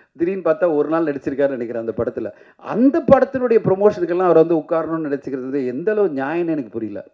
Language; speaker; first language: Tamil; native; Tamil